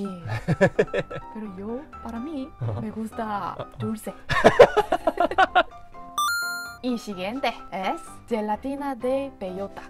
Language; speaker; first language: Spanish; non-native, learner; Korean